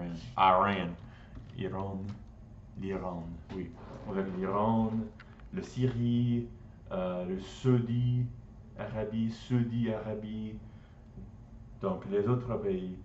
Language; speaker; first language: French; non-native, learner; English